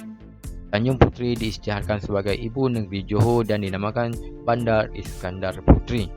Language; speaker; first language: Malay; native; Malay